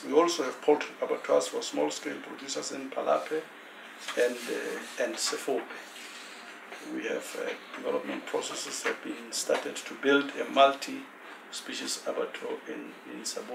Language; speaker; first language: English; non-native, local second language; Tswana